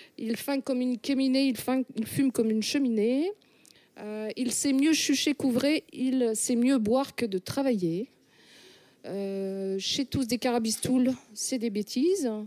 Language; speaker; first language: French; native; French